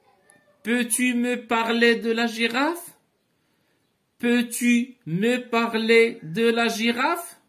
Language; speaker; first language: French; non-native, local second language; Arabic